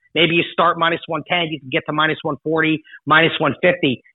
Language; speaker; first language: English; native; English